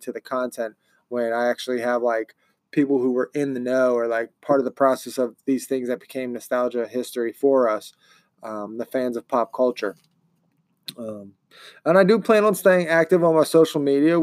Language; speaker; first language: English; native; English